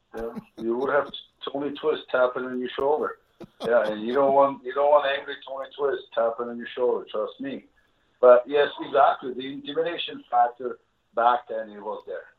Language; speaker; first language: English; non-native, fluent; Czech